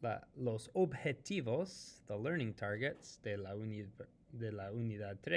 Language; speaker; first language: Spanish; non-native, fluent; English